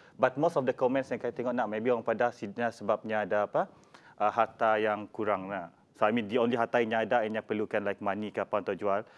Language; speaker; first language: Malay; native; Malay